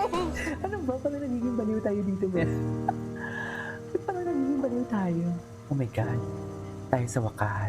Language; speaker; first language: Filipino; native; Filipino